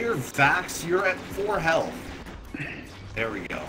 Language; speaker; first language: English; native; English